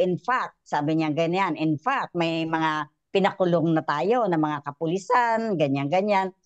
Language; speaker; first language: Filipino; native; Filipino